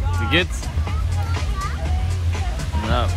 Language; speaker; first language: German; native; German